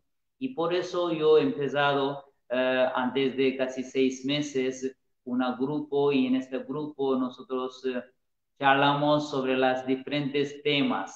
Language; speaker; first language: Spanish; non-native, learner; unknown